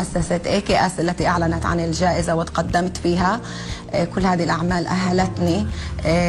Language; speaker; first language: Arabic; native; Arabic